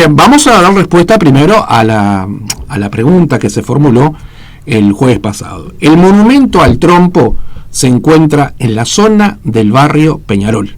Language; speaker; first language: Spanish; native; Spanish